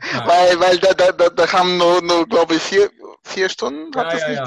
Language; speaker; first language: German; non-native, fluent; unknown